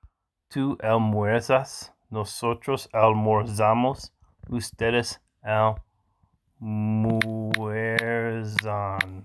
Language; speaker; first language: Spanish; non-native, learner; English